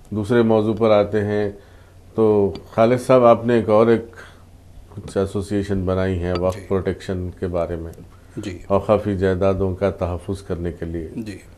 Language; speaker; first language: Hindi; non-native, local second language; Urdu